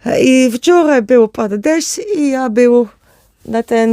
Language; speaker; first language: Polish; non-native, learner; German